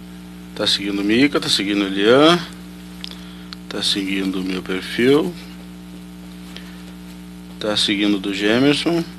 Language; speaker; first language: Portuguese; native; Portuguese